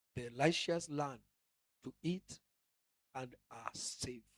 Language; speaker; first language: English; non-native, local second language; Kikuyu